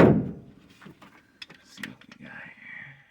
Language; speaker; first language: English; native; English